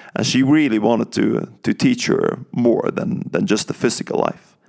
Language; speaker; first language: English; non-native, fluent; Norwegian